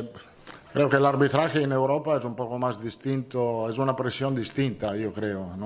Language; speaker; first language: Spanish; non-native, fluent; Italian